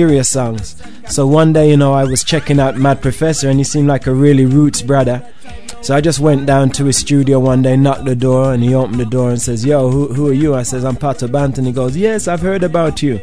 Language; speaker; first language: English; native; English